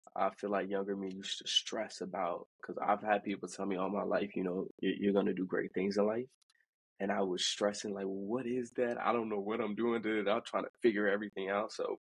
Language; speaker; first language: English; early bilingual, other home language; Haitian Creole